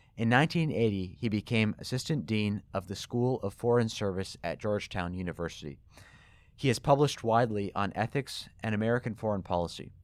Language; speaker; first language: English; native; English